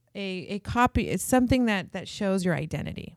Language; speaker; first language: English; early bilingual, other home language; Spanish